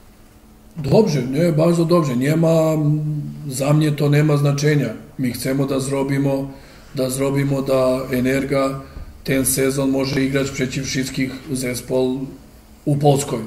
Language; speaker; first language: Polish; non-native, learner; Serbian